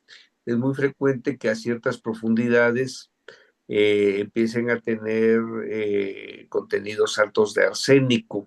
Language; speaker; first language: Spanish; native; Spanish